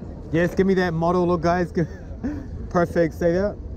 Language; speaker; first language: English; native; English